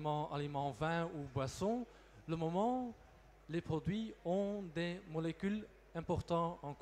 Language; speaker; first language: French; non-native, local second language; Dutch